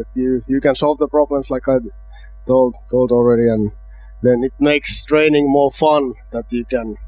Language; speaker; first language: English; non-native, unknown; Finnish